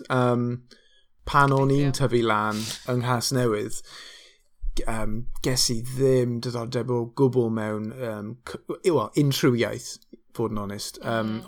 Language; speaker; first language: Welsh; non-native, local second language; English